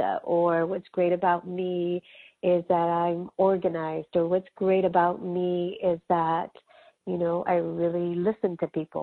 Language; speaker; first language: English; early bilingual, other home language; Spanish